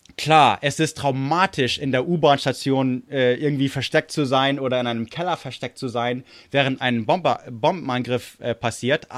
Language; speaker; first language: German; non-native, fluent; English